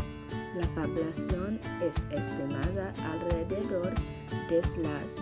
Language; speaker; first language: Spanish; non-native, learner; English